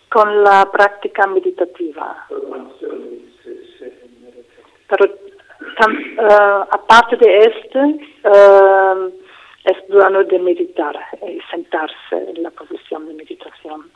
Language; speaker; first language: Spanish; non-native, fluent; English